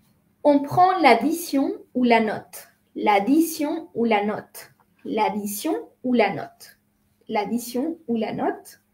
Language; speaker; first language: French; non-native, fluent; Spanish